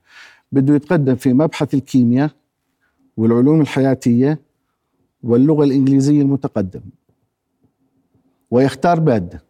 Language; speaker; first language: Arabic; native; Arabic